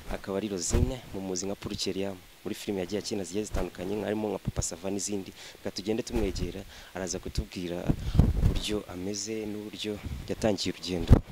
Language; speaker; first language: Kinyarwanda; native; Kinyarwanda